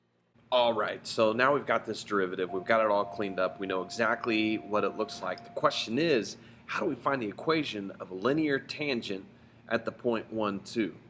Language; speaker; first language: English; native; English